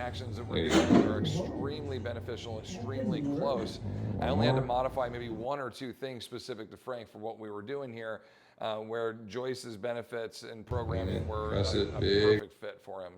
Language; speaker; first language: English; native; English